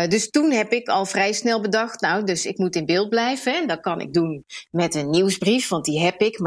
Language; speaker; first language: Dutch; native; Dutch